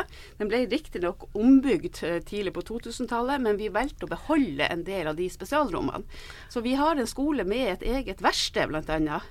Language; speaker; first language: Norwegian; native; Norwegian